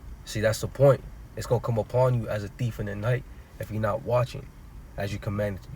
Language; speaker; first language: English; native; English